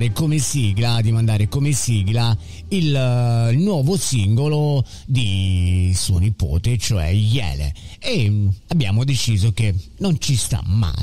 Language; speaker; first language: Italian; native; Italian